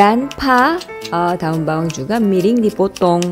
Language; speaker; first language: Indonesian; non-native, fluent; Korean